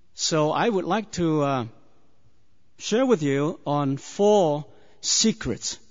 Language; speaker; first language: English; non-native, fluent; Chinese